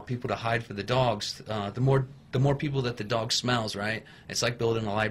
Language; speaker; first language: English; native; English